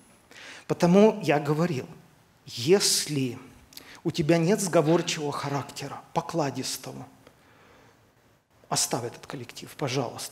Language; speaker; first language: Russian; native; Russian